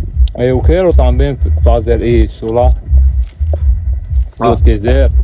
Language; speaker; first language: Portuguese; non-native, learner; Arabic